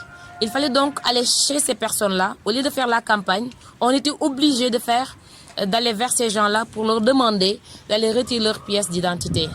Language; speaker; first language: French; non-native, local second language; Wolof